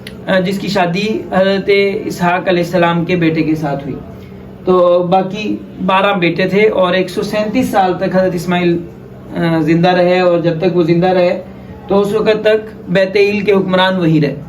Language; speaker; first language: Urdu; native; Urdu